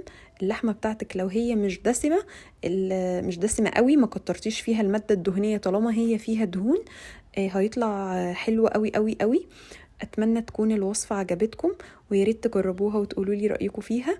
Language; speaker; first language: Arabic; native; Arabic